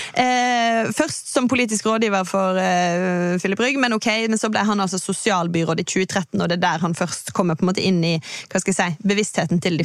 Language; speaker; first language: Norwegian; native; Norwegian